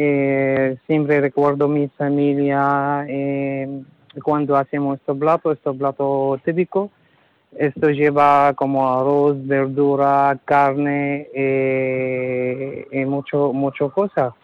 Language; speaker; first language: Spanish; non-native, learner; Arabic